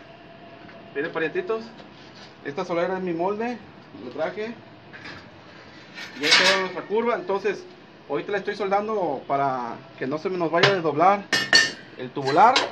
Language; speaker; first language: Spanish; native; Spanish